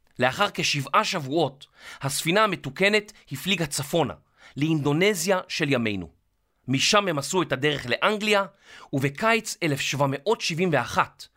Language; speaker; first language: Hebrew; native; Hebrew